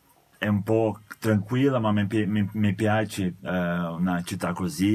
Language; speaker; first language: Italian; non-native, fluent; Portuguese